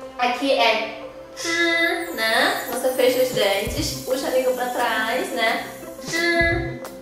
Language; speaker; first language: Portuguese; non-native, fluent; Chinese